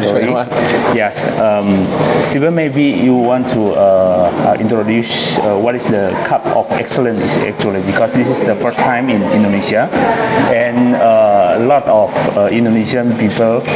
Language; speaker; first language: English; non-native, learner; Indonesian